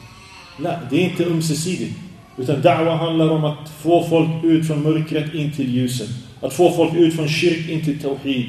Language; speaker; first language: Swedish; early bilingual, other home language; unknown